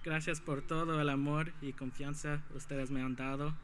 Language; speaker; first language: Spanish; early bilingual, heritage; Spanish